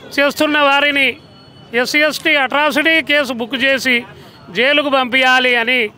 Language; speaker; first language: Telugu; non-native, local second language; Lambadi